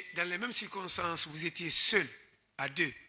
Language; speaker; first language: French; native; French